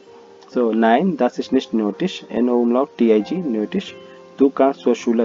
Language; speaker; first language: German; non-native, fluent; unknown